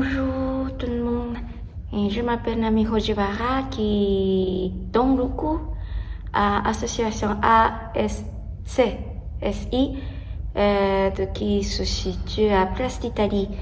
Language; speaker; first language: French; non-native, learner; Japanese